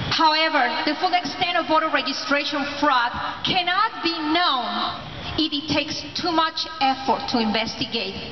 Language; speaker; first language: English; non-native, fluent; Spanish